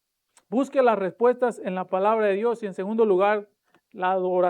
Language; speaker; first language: Spanish; native; Spanish